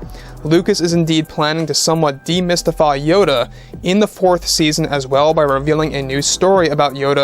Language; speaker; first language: English; native; English